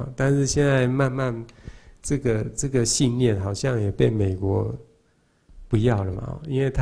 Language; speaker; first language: Chinese; native; Chinese